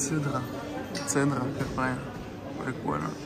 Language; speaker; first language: Russian; native; Russian